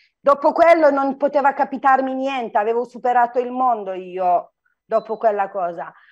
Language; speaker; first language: Italian; non-native, fluent; Turkish